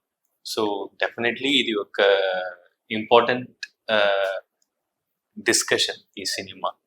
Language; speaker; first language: Telugu; non-native, learner; Tamil